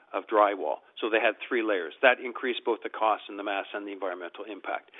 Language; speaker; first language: English; native; English